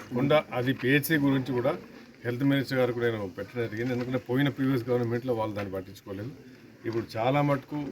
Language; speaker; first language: Telugu; native; Telugu